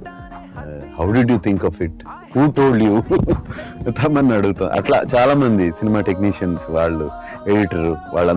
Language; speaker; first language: Telugu; native; Telugu